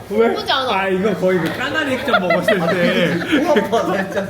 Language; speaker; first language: Korean; native; Korean